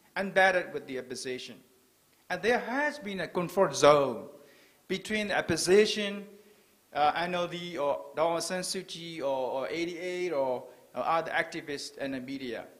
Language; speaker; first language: English; non-native, fluent; Burmese